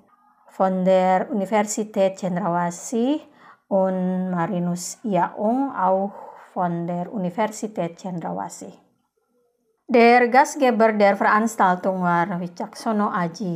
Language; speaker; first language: German; non-native, fluent; Indonesian